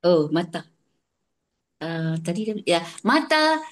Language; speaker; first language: Malay; native; Malay